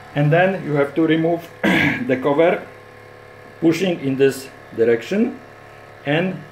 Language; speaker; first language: English; non-native, learner; Polish